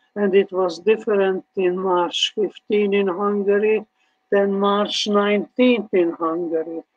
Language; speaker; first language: English; early bilingual, other home language; Hungarian